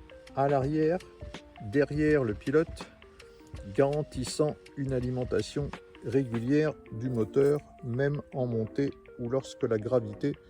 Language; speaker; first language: French; native; French